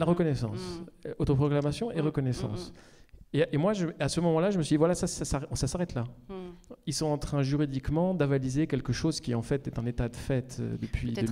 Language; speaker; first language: French; native; French